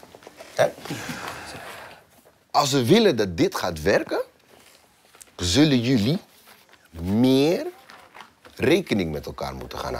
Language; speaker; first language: Dutch; native; Dutch